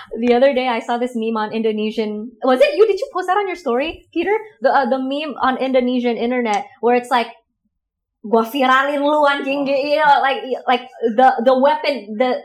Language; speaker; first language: English; non-native, fluent; Indonesian